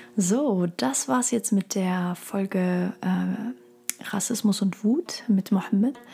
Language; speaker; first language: German; early bilingual, other home language; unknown